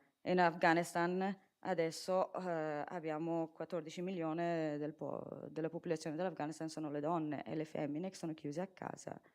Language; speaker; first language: Italian; non-native, fluent; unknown